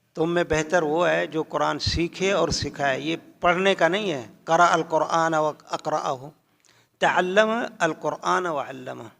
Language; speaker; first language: Urdu; native; Urdu